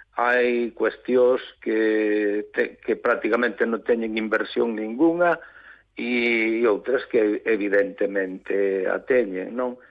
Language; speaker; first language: Galician; native; Galician